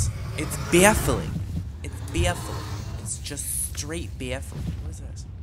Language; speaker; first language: English; native; English